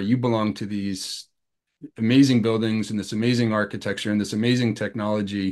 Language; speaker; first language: English; native; English